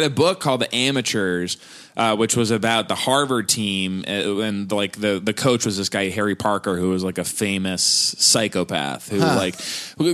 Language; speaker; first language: English; native; English